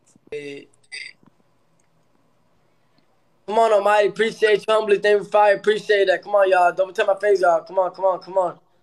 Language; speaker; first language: English; early bilingual, other home language; Spanish